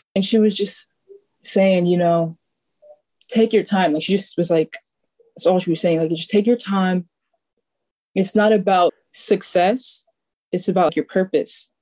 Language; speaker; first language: English; native; English